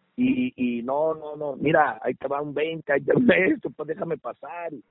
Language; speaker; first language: Spanish; early bilingual, heritage; Spanish